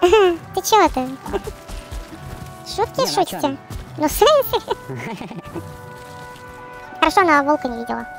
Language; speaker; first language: Russian; native; Russian